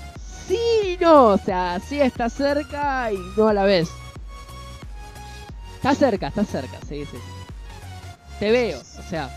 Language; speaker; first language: Spanish; native; Spanish